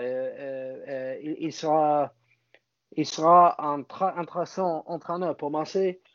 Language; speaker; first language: French; non-native, fluent; English